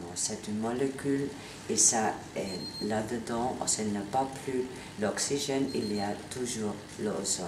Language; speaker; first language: French; non-native, learner; Italian